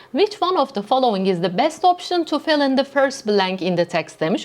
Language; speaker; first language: English; non-native, fluent; Turkish